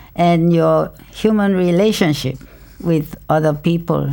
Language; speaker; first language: English; non-native, fluent; Korean